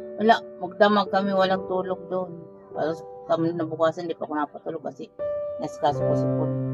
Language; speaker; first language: Filipino; non-native, local second language; Bikol